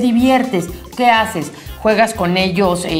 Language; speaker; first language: Spanish; native; Spanish